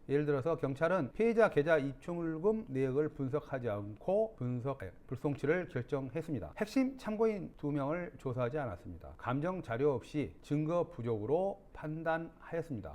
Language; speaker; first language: Korean; native; Korean